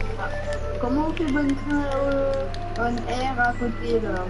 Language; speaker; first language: French; non-native, local second language; Réunion Creole French